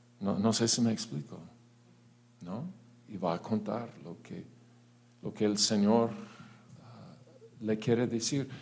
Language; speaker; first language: Spanish; non-native, fluent; English